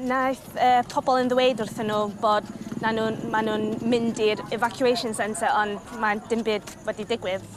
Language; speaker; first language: Welsh; non-native, local second language; English